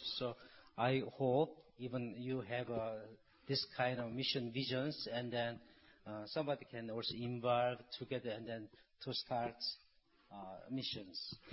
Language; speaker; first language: English; non-native, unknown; Korean